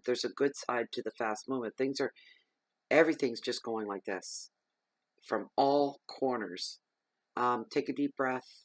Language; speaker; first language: English; native; English